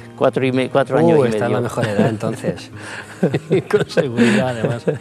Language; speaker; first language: Spanish; native; Spanish